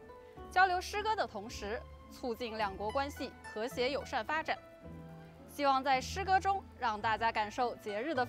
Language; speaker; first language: Chinese; native; Chinese